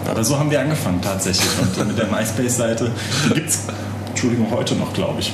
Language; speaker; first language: German; native; German